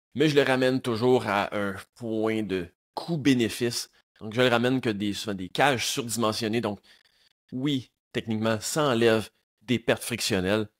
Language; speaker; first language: French; native; French